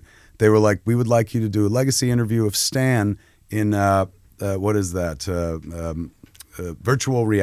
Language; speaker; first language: English; native; English